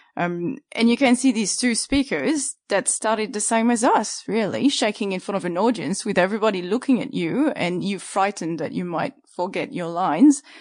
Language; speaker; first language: English; non-native, fluent; French